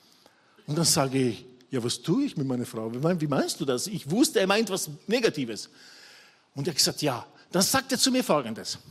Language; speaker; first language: German; non-native, fluent; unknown